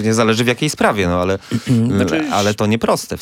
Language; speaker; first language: Polish; native; Polish